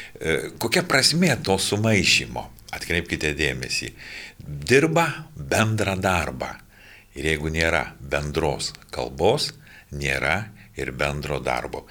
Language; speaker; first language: Lithuanian; native; Lithuanian